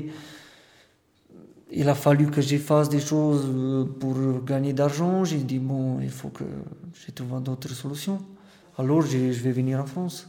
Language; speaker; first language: French; non-native, fluent; Romanian